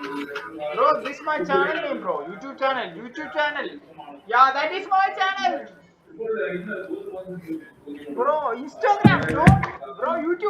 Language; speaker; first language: English; non-native, learner; Malayalam